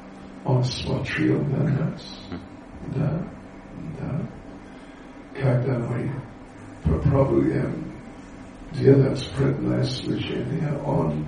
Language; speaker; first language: Russian; non-native, learner; English